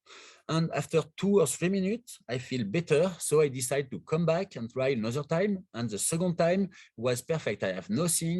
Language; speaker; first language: English; non-native, learner; French